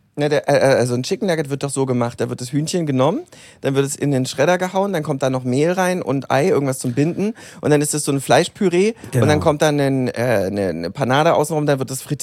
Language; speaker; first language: German; native; German